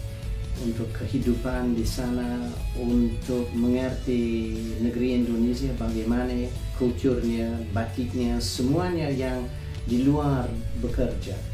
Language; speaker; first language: Indonesian; non-native, fluent; English